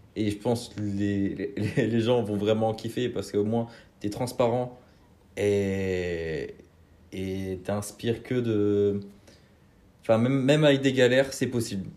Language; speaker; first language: French; native; French